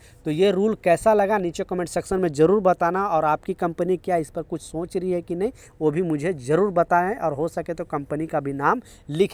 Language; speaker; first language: Hindi; native; Hindi